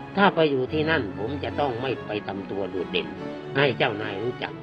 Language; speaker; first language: Thai; native; Thai